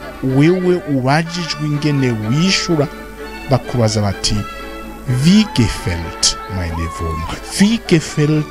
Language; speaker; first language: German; non-native, learner; Rundi